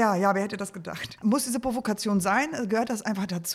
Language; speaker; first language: German; native; German